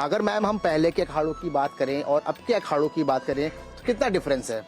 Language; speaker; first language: Hindi; native; Hindi